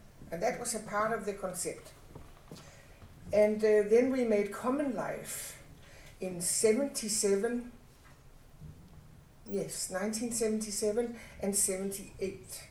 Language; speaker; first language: English; non-native, fluent; Danish